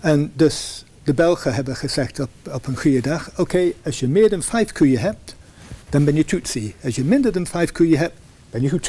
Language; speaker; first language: Dutch; non-native, fluent; English